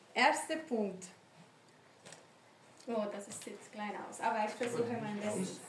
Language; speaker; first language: German; non-native, learner; Spanish